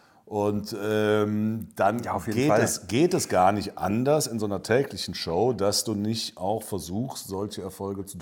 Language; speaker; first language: German; native; German